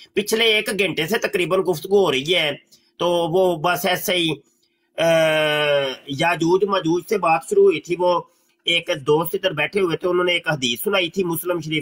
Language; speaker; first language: Hindi; non-native, local second language; Punjabi